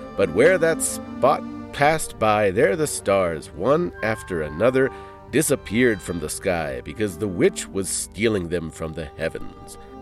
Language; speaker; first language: English; native; English